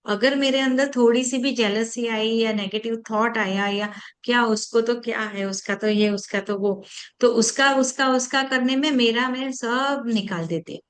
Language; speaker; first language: Hindi; non-native, local second language; Gujarati